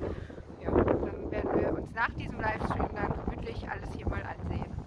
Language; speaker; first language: German; native; German